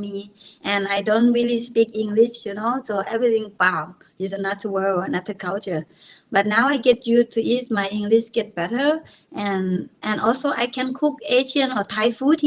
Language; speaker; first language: English; non-native, learner; Thai